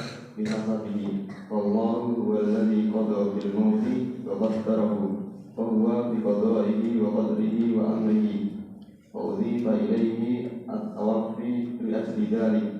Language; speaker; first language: Arabic; non-native, fluent; Indonesian